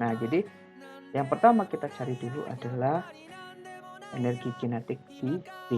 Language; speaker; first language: Indonesian; native; Indonesian